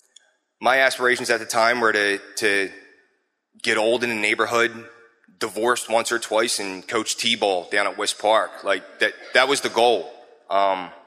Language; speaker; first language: English; native; English